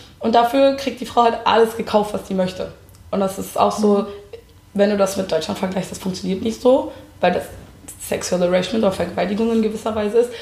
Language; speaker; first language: German; native; German